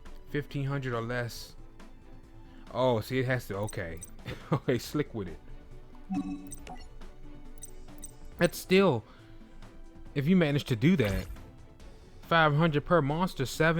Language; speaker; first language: English; native; English